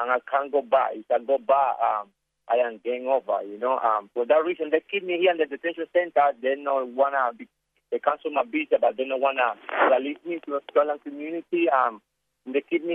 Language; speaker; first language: English; non-native, learner; Spanish